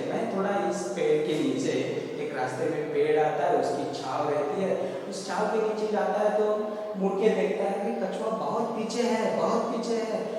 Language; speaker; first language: Hindi; non-native, local second language; Marathi